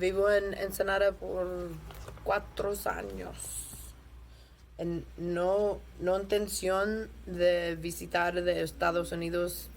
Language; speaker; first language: Spanish; non-native, learner; English